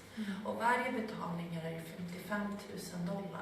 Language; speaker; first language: Swedish; non-native, fluent; Spanish